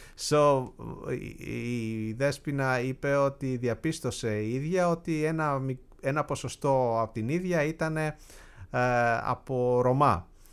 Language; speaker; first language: Greek; native; Greek